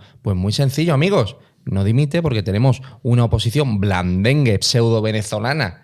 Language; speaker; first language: Spanish; native; Spanish